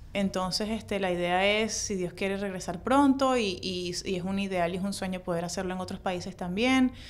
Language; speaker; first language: Spanish; native; Spanish